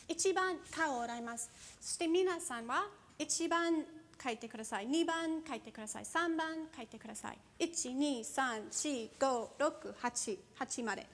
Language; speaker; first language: Japanese; non-native, fluent; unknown